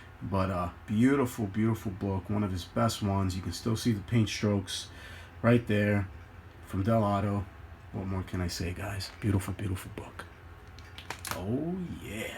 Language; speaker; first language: English; native; English